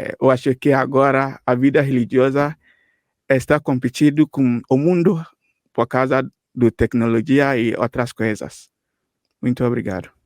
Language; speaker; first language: Portuguese; non-native, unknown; Akan